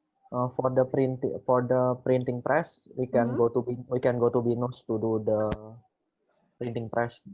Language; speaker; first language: English; non-native, learner; Indonesian